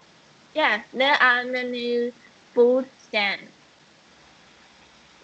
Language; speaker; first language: English; non-native, learner; Chinese